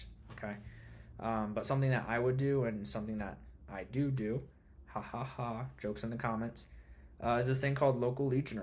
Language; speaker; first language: English; native; English